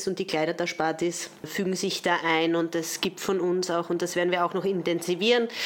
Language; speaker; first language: German; native; German